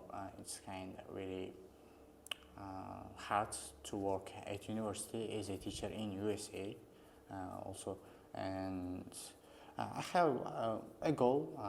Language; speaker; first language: English; non-native, learner; Uzbek